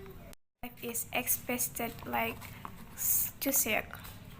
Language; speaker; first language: English; non-native, learner; Indonesian